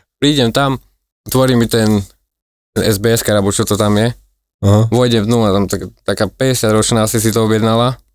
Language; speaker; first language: Slovak; native; Slovak